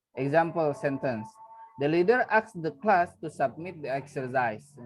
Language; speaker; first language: English; non-native, fluent; Indonesian